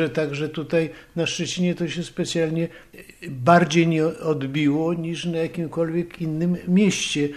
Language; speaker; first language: Polish; early bilingual, other home language; Russian